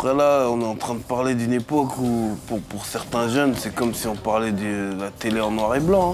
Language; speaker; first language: French; native; French